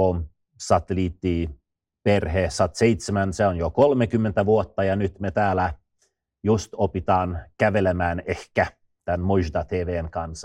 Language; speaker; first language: Finnish; non-native, fluent; Swedish